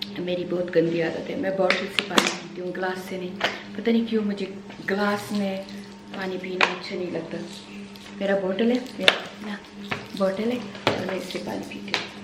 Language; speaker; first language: Urdu; non-native, local second language; Pashto